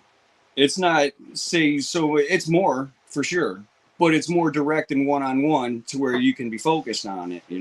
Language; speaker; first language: English; native; English